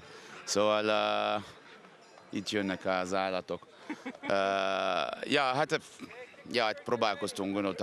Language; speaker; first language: Hungarian; non-native, learner; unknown